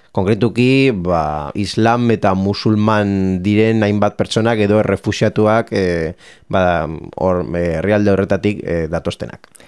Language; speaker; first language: Basque; non-native, local second language; Spanish